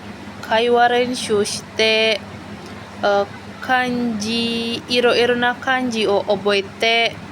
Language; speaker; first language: Japanese; non-native, learner; Indonesian